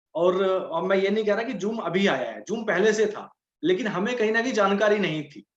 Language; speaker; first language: Hindi; native; Hindi